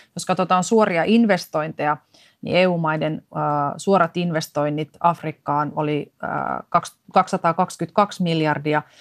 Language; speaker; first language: Finnish; native; Finnish